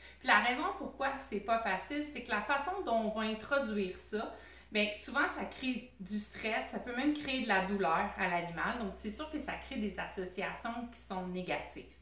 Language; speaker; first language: French; native; French